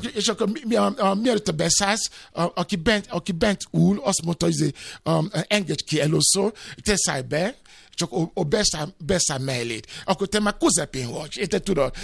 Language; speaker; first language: Hungarian; non-native, fluent; Yoruba